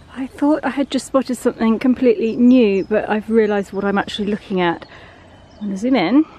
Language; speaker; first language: English; native; English